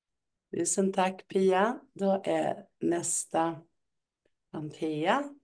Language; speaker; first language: Swedish; native; Swedish